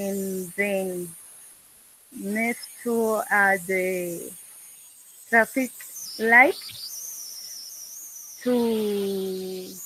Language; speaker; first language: English; non-native, learner; Spanish